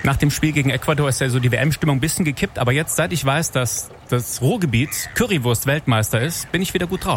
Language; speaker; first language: German; native; German